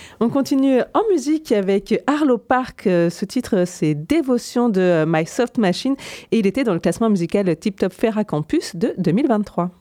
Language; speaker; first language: French; native; French